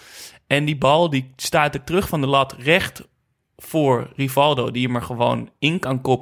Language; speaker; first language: Dutch; native; Dutch